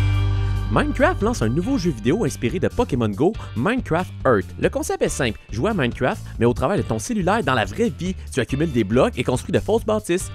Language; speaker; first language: French; native; French